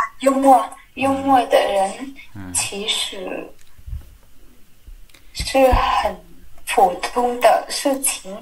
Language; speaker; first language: Chinese; non-native, learner; Vietnamese